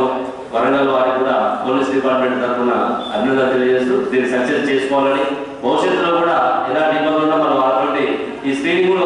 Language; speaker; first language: Telugu; native; Telugu